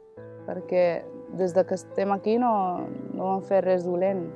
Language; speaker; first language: Catalan; early bilingual, other home language; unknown